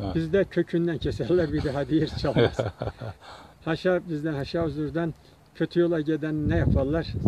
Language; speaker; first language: Turkish; early bilingual, other home language; Kazakh